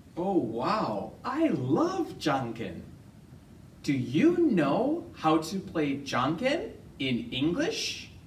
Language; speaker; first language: English; native; English